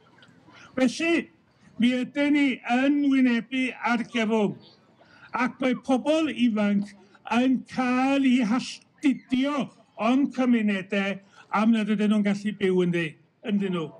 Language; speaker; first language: Welsh; native; Welsh